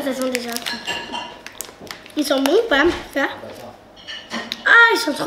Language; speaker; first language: French; native; French